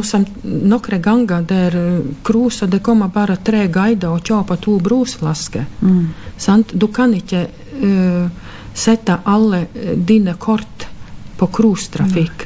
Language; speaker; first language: Norwegian; non-native, fluent; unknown